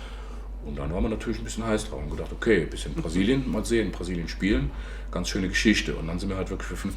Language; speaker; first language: German; native; German